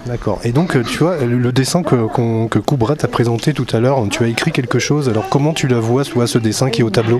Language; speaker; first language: French; native; French